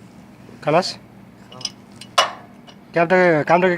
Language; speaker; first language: Arabic; non-native, learner; Nepali